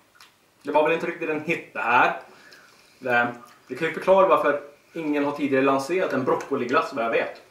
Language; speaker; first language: Swedish; native; Swedish